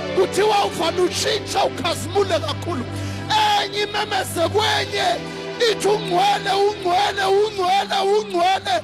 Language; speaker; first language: Zulu; non-native, local second language; Swati